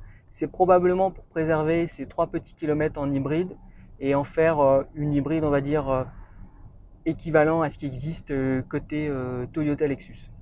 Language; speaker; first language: French; native; French